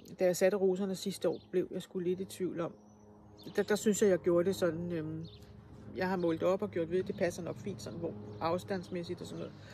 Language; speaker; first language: Danish; native; Danish